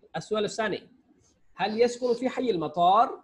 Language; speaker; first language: Arabic; non-native, fluent; Bangla